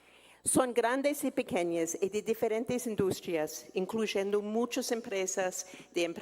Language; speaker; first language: Spanish; non-native, fluent; English